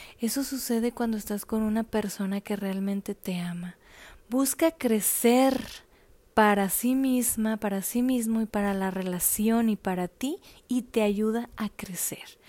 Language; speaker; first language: Spanish; native; Spanish